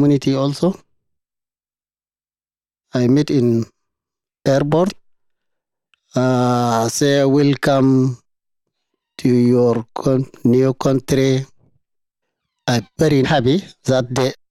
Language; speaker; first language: English; non-native, learner; Arabic